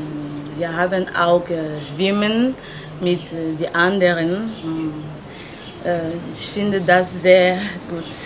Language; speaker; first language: German; non-native, learner; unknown